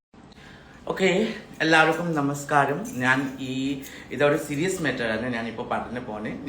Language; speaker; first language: Malayalam; non-native, learner; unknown